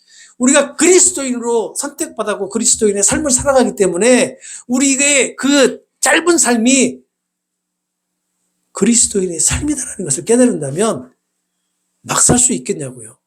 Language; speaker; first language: Korean; native; Korean